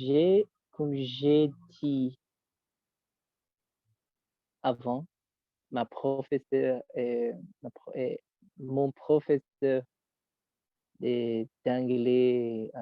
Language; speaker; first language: French; non-native, learner; Spanish